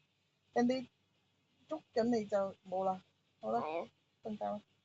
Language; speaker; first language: Chinese; native; Chinese